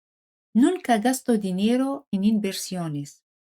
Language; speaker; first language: Spanish; non-native, fluent; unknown